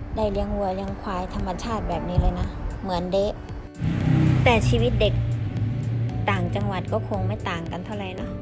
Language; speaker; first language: Thai; native; Thai